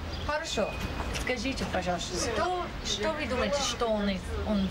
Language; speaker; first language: Russian; non-native, learner; English